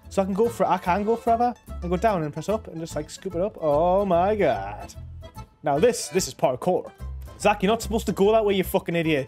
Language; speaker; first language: English; native; English